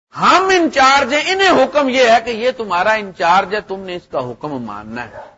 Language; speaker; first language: Urdu; non-native, local second language; Punjabi